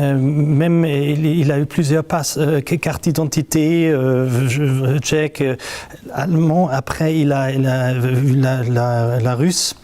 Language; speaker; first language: French; non-native, fluent; German